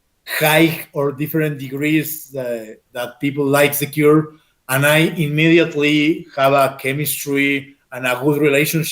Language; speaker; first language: English; non-native, fluent; Spanish